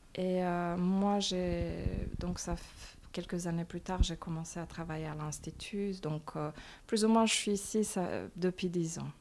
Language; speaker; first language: French; non-native, fluent; Bosnian